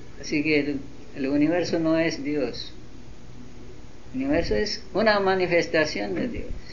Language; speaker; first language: Spanish; non-native, learner; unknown